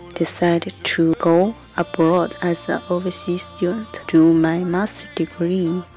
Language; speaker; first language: English; non-native, learner; Chinese